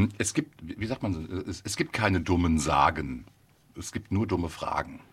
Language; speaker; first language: German; native; German